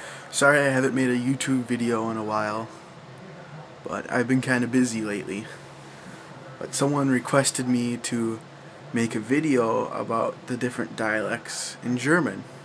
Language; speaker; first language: English; early bilingual, other home language; German